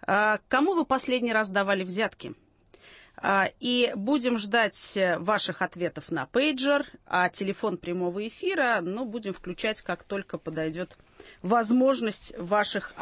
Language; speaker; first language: Russian; native; Russian